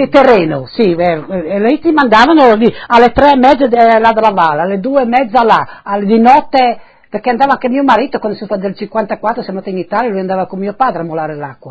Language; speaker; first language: Italian; non-native, local second language; Friulian